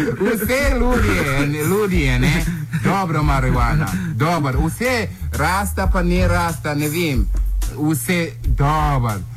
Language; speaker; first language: Slovenian; non-native, learner; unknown